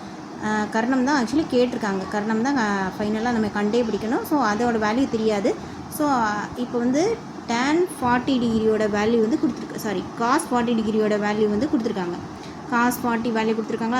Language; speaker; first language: Tamil; native; Tamil